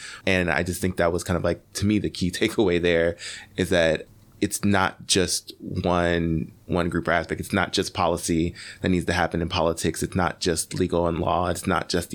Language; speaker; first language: English; native; English